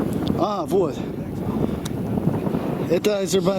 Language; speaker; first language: Russian; non-native, learner; English